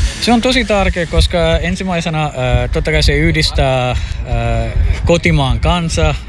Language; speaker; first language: Finnish; non-native, fluent; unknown